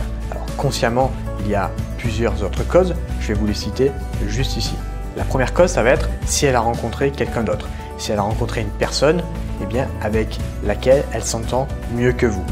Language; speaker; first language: French; native; French